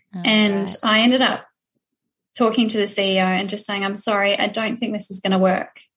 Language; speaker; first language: English; native; English